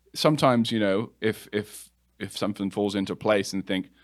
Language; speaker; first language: English; native; English